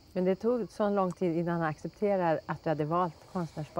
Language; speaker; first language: Swedish; native; Swedish